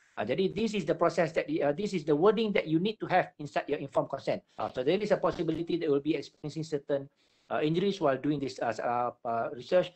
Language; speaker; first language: English; non-native, local second language; Malay